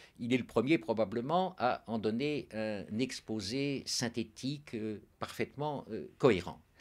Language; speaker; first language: French; native; French